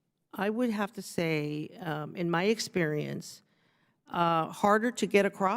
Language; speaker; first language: English; native; English